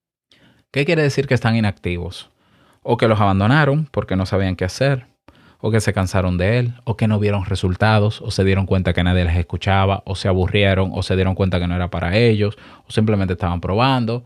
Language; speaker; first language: Spanish; native; Spanish